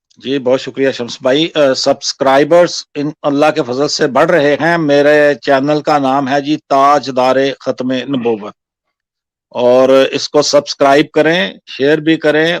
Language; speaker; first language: Urdu; non-native, local second language; Punjabi